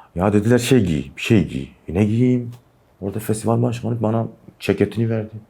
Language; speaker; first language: Turkish; non-native, local second language; Kurdish